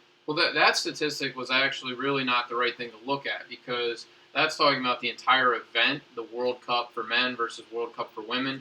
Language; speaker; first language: English; native; English